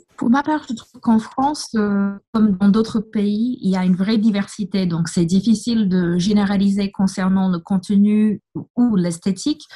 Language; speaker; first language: French; non-native, fluent; English